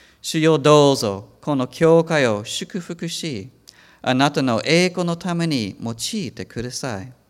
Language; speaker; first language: Japanese; non-native, fluent; English